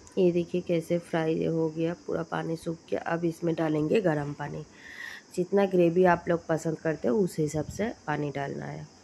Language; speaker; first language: Hindi; non-native, local second language; Bangla